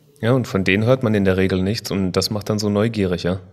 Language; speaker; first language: German; native; German